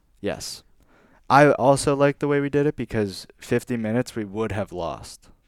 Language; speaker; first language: English; native; English